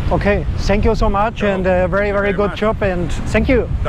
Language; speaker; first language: English; non-native, learner; German